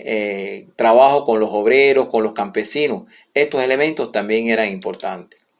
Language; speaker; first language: Spanish; native; Spanish